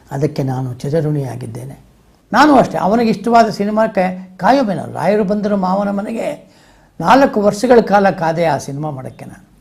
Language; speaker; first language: Kannada; native; Kannada